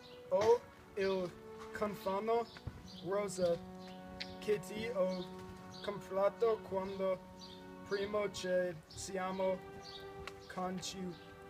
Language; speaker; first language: Italian; non-native, learner; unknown